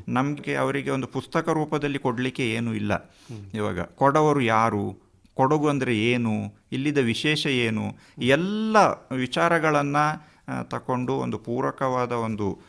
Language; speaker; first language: Kannada; non-native, local second language; Kodava